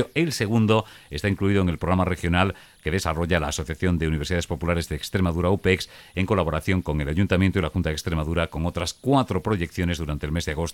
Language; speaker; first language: Spanish; native; Spanish